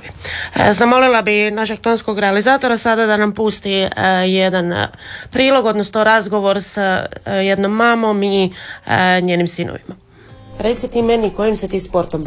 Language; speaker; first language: Serbian; native; Serbian